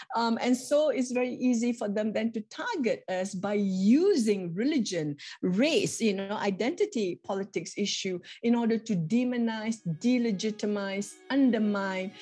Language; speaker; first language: English; non-native, local second language; Malay